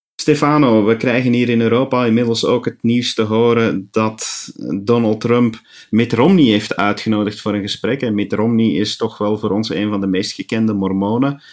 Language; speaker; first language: Dutch; native; Dutch